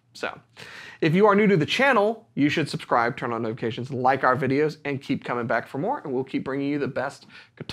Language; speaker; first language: English; native; English